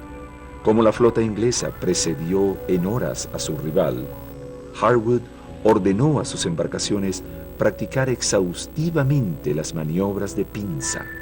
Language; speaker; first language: Spanish; native; Spanish